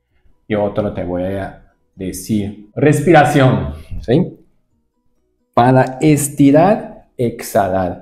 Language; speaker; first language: Spanish; non-native, learner; Japanese